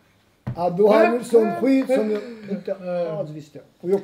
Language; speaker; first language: Swedish; non-native, fluent; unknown